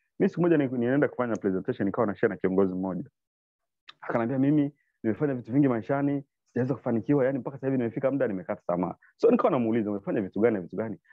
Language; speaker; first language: Swahili; native; Swahili